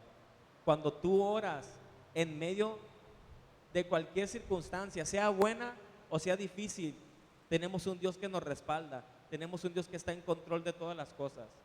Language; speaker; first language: Spanish; native; Spanish